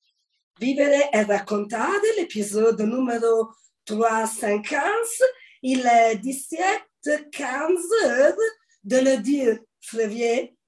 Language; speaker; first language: French; non-native, learner; Italian